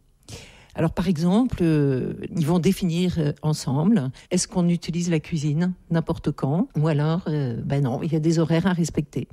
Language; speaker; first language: French; native; French